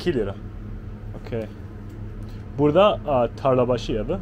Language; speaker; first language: Turkish; non-native, learner; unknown